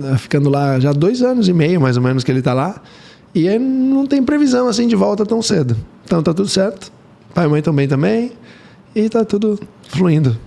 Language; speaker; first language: Portuguese; early bilingual, heritage; Portuguese